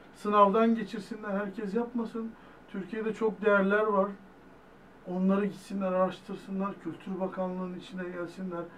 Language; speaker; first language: Turkish; native; Turkish